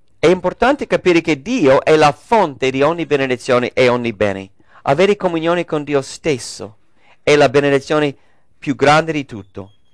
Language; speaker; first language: Italian; non-native, fluent; English